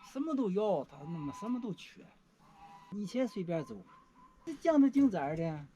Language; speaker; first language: Chinese; native; Chinese